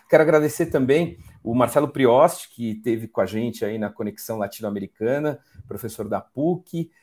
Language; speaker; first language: Portuguese; native; Portuguese